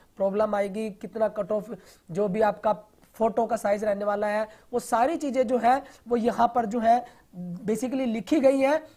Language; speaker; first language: Hindi; non-native, local second language; Punjabi